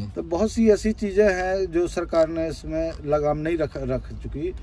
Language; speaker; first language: Hindi; native; Hindi